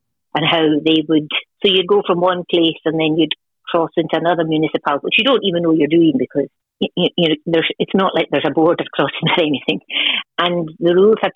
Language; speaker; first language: English; native; English